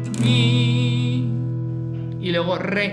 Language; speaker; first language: Spanish; native; Spanish